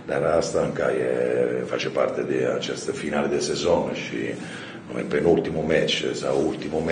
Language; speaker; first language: Romanian; non-native, fluent; Italian